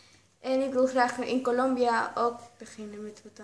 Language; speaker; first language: Dutch; non-native, learner; Spanish